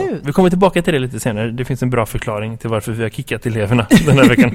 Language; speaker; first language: Swedish; native; Swedish